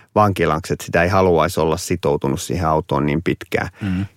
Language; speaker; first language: Finnish; native; Finnish